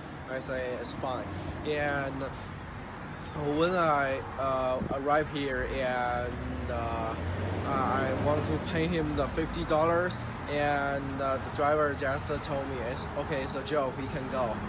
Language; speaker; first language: English; non-native, learner; Chinese